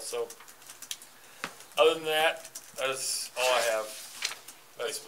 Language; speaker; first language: English; native; English